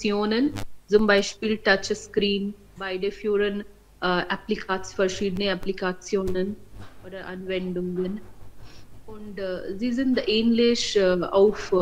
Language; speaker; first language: German; non-native, learner; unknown